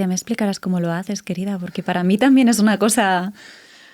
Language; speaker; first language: Spanish; native; Spanish